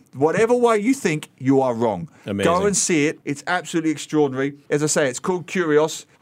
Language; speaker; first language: English; native; English